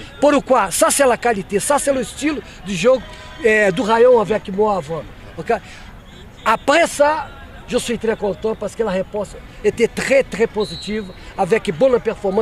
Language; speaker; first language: French; non-native, fluent; Portuguese